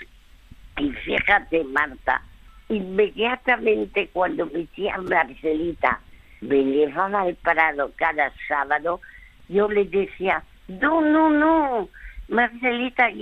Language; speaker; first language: Spanish; early bilingual, other home language; French